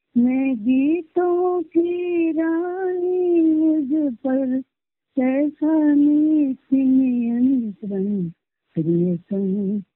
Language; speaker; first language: Hindi; non-native, local second language; Marathi